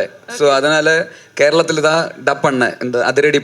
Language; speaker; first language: Tamil; non-native, learner; Malayalam